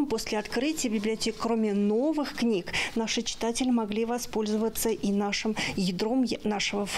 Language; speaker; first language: Russian; native; Russian